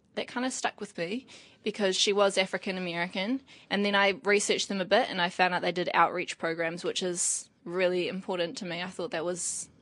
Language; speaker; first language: English; native; English